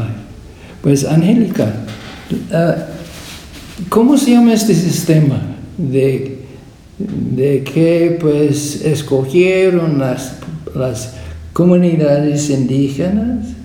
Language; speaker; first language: Spanish; non-native, fluent; English